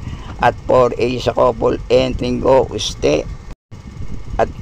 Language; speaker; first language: Filipino; native; Filipino